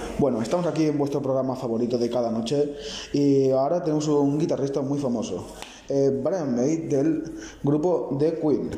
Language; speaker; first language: Spanish; non-native, local second language; Catalan